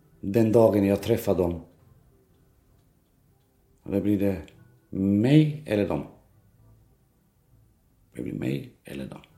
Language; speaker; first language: Swedish; non-native, local second language; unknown